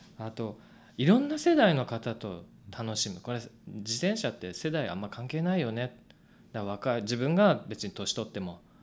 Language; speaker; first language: Japanese; native; Japanese